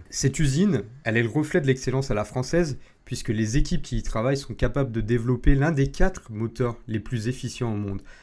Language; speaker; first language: French; native; French